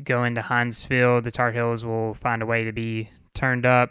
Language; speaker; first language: English; native; English